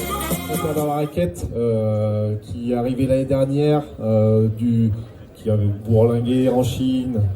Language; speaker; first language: French; native; French